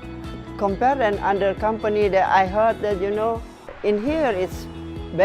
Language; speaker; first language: English; non-native, fluent; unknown